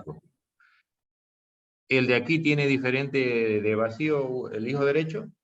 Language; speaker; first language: Spanish; native; Spanish